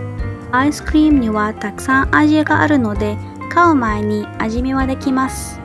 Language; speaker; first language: Japanese; non-native, fluent; Arabic